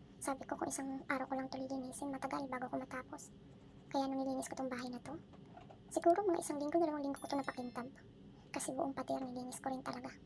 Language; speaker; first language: Filipino; native; Filipino